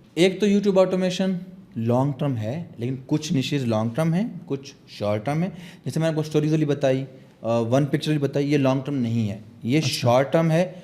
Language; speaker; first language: Urdu; non-native, local second language; Pashto